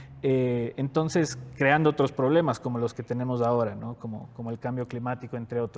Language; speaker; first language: Spanish; native; Spanish